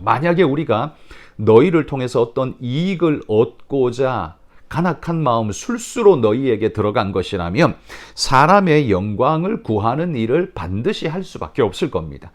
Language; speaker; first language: Korean; native; Korean